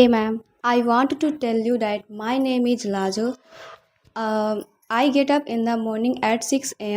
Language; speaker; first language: English; non-native, learner; Hindi